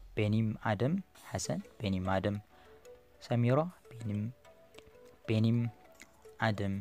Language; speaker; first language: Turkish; non-native, learner; Amharic